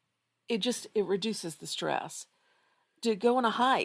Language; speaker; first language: English; native; English